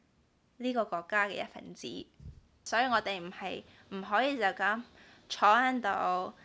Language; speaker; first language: Cantonese; early bilingual, heritage; Cantonese